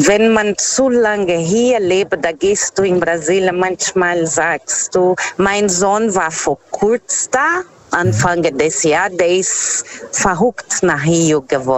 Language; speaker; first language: German; non-native, fluent; Portuguese